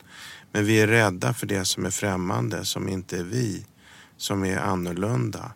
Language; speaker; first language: Swedish; early bilingual, other home language; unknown